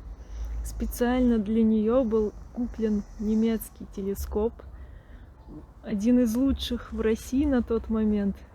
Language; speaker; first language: Russian; native; Russian